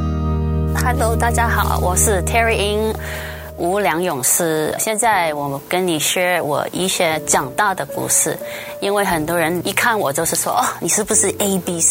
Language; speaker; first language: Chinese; early bilingual, heritage; Cantonese